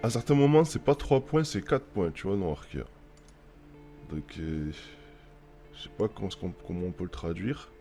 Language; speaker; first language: French; native; French